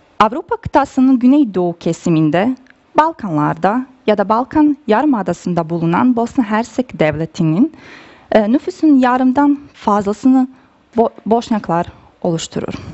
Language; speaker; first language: Turkish; non-native, fluent; Bosnian